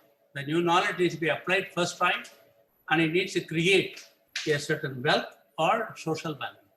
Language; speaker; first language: English; non-native, local second language; Tamil